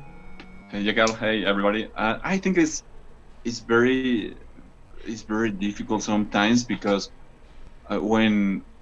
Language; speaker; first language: English; non-native, learner; Spanish